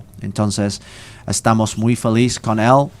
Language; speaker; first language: Spanish; non-native, learner; English